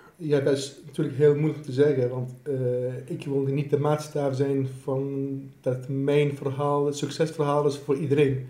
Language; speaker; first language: Dutch; non-native, fluent; Assyrian Neo-Aramaic